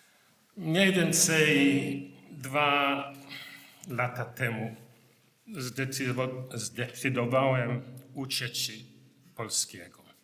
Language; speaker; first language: Polish; non-native, learner; English